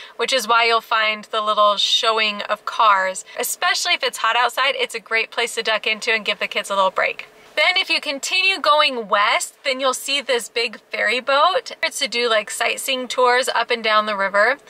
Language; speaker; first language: English; native; English